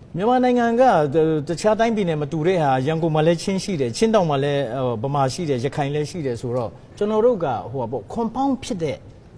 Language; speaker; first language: Burmese; non-native, local second language; Hakha Chin